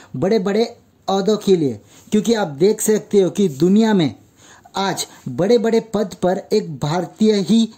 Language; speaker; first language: Hindi; native; Hindi